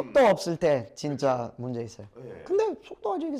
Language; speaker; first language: Korean; non-native, learner; English